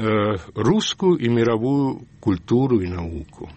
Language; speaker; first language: Russian; early bilingual, heritage; Russian